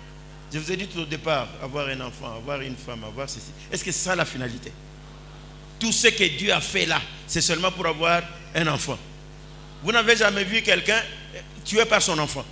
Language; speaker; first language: French; non-native, local second language; Lingala